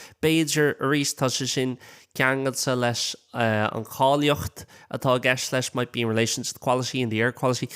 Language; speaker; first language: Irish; non-native, local second language; English